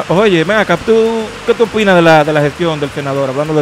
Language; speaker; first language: Spanish; native; Spanish